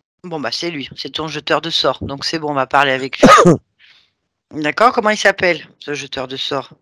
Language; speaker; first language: French; native; French